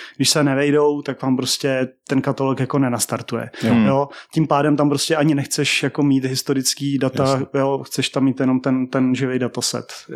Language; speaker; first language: Czech; native; Czech